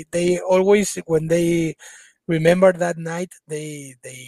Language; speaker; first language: English; non-native, fluent; Spanish